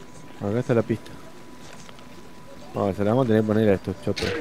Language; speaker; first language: Spanish; native; Spanish